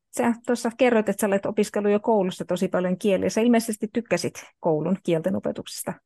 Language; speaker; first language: Finnish; native; Finnish